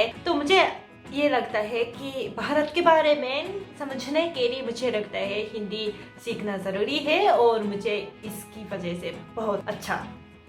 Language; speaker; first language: Hindi; non-native, fluent; Japanese